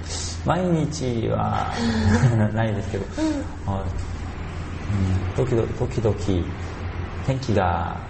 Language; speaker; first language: Japanese; non-native, learner; Korean